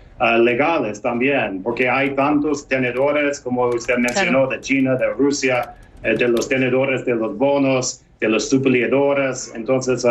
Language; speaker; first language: Spanish; non-native, fluent; English